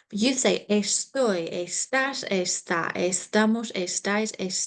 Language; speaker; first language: Spanish; non-native, fluent; English